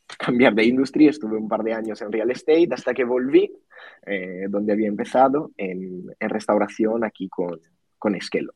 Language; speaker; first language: Spanish; non-native, fluent; Italian